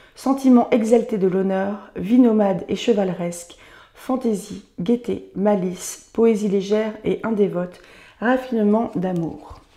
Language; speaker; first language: French; native; French